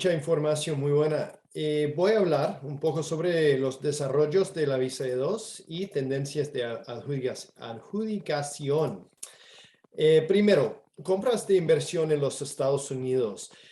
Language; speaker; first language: Spanish; non-native, fluent; English